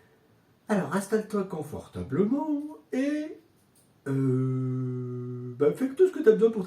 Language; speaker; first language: French; native; French